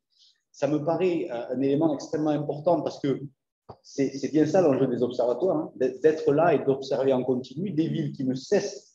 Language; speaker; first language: French; native; French